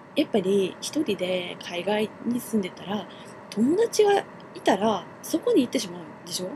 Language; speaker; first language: Japanese; non-native, fluent; Finnish